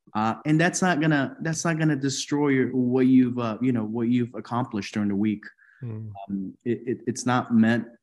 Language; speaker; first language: English; non-native, fluent; Spanish